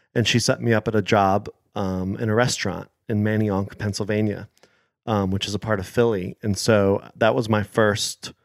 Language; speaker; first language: English; early bilingual, other home language; Hebrew